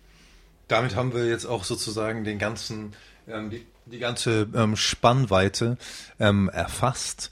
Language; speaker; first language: German; native; German